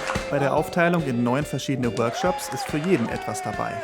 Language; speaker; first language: German; native; German